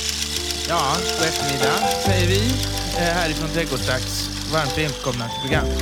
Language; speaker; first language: Swedish; native; Swedish